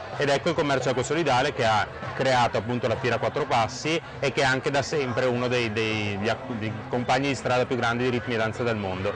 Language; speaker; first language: Italian; native; Italian